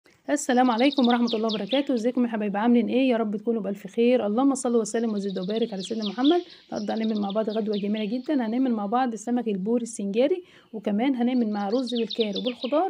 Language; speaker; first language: Arabic; native; Arabic